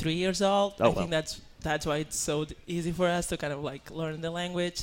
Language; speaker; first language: English; non-native, fluent; Spanish